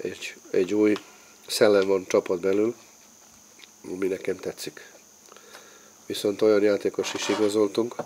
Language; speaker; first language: Hungarian; non-native, fluent; Serbian